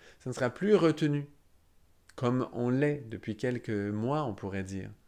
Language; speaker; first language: French; native; French